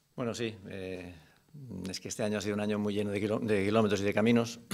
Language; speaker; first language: Spanish; native; Spanish